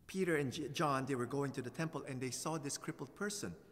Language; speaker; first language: English; non-native, local second language; Filipino